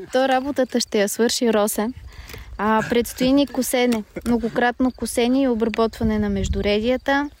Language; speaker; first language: Bulgarian; native; Bulgarian